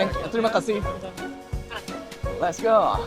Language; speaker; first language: Indonesian; non-native, learner; Korean